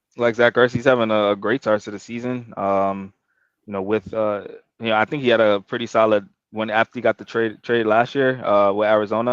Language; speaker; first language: English; native; English